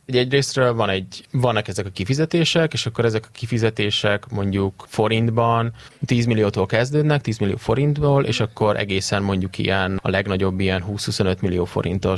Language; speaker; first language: Hungarian; native; Hungarian